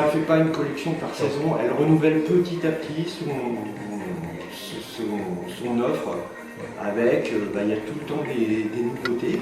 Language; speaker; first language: French; native; French